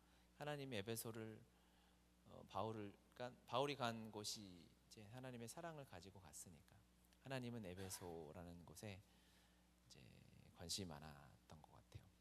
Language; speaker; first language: Korean; native; Korean